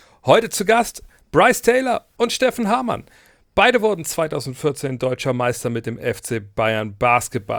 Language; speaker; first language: German; native; German